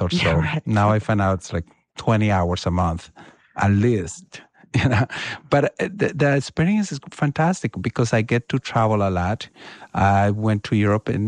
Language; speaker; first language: English; non-native, fluent; Spanish